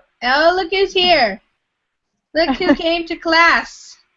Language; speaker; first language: English; native; English